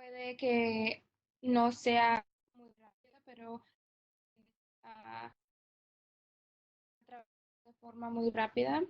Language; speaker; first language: Spanish; non-native, fluent; English